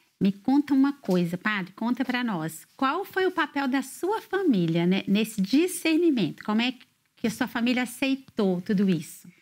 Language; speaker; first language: Portuguese; native; Portuguese